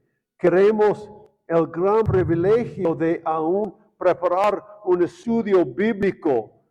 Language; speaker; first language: Spanish; non-native, fluent; English